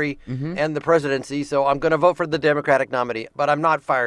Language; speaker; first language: English; native; English